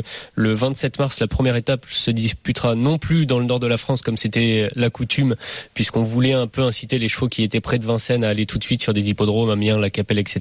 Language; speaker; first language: French; native; French